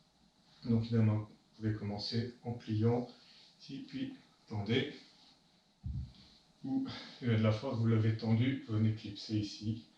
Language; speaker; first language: French; native; French